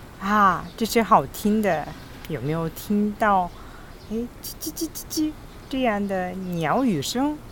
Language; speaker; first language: Chinese; non-native, fluent; Japanese